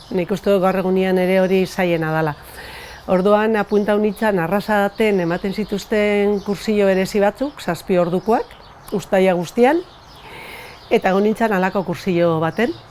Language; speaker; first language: Basque; non-native, local second language; Spanish